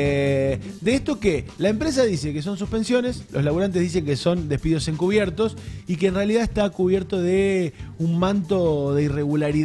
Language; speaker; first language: Spanish; native; Spanish